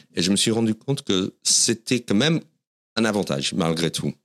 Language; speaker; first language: French; non-native, fluent; English